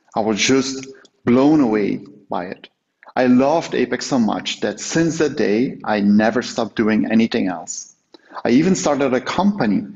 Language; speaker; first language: English; non-native, fluent; Dutch